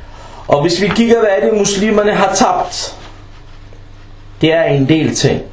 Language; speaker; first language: Danish; early bilingual, other home language; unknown